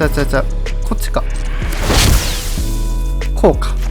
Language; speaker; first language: Japanese; native; Japanese